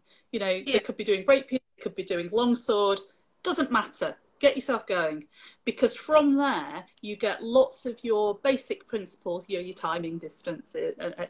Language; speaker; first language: English; native; English